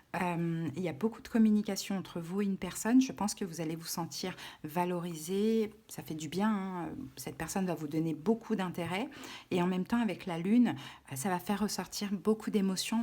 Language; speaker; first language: French; native; French